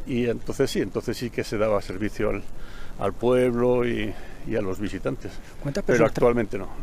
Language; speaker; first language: Spanish; native; Spanish